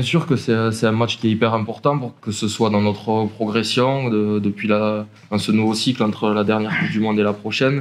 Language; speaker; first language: French; native; French